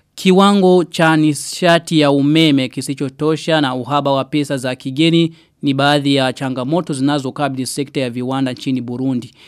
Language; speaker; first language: Swahili; non-native, local second language; Rundi